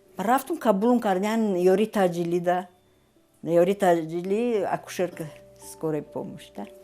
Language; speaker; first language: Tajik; non-native, fluent; Romanian